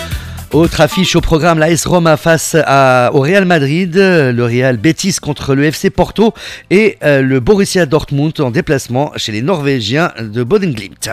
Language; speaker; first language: French; non-native, local second language; Arabic